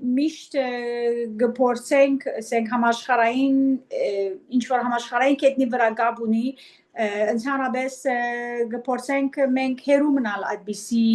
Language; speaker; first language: Armenian; early bilingual, heritage; Armenian